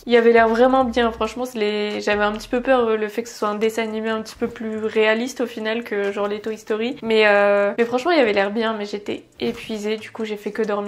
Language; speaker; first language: French; native; French